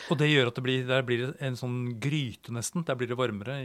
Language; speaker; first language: Norwegian; native; Norwegian